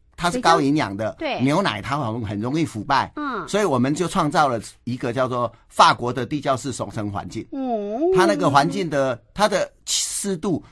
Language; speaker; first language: Chinese; native; Chinese